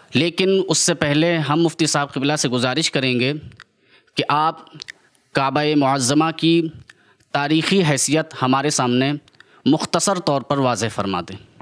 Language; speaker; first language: Hindi; native; Hindi